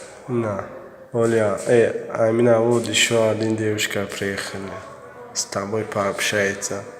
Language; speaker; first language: Russian; non-native, learner; Tajik